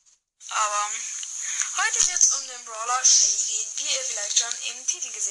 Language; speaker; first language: German; native; German